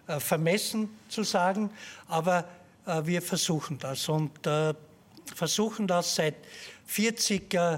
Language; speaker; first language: German; native; German